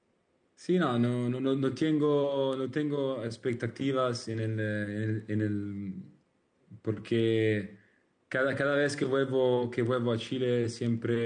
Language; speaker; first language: Spanish; non-native, learner; Italian